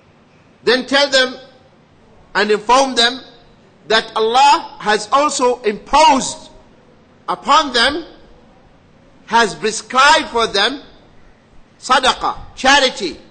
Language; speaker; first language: English; non-native, fluent; Arabic